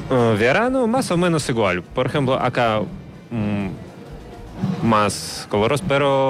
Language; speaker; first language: Spanish; non-native, learner; Russian